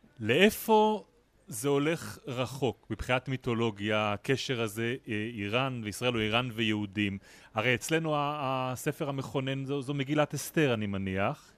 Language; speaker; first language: Hebrew; native; Hebrew